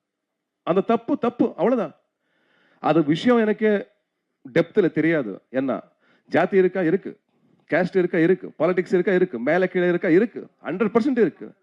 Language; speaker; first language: Tamil; non-native, learner; Kannada